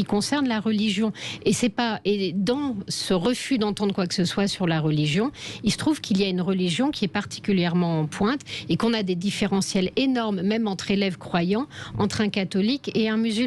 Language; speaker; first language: French; native; French